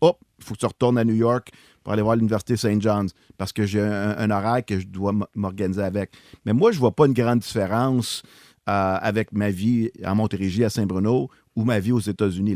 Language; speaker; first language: French; native; French